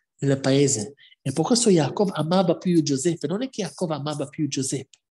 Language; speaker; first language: Italian; non-native, fluent; Hebrew